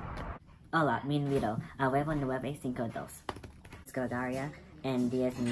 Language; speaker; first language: Spanish; non-native, learner; English